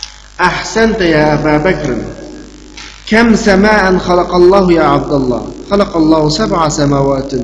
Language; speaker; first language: Arabic; non-native, fluent; Uyghur